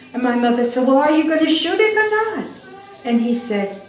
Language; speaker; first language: English; native; English